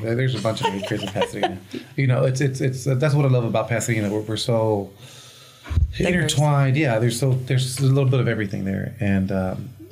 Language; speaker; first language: English; early bilingual, other home language; Spanish